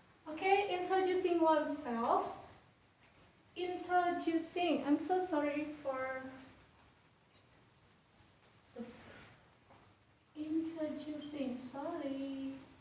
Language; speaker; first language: English; non-native, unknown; Sundanese